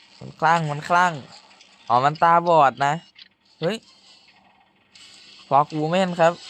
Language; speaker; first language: Thai; native; Thai